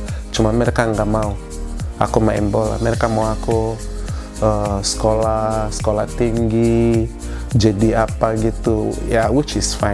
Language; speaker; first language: Indonesian; non-native, fluent; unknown